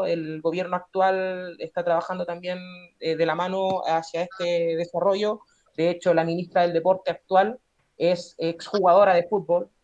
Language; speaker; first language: Spanish; native; Spanish